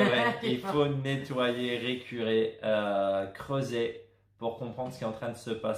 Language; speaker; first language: French; native; French